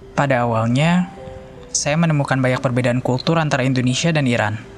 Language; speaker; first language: Indonesian; non-native, fluent; Persian